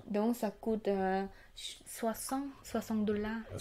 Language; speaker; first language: French; non-native, learner; Khmer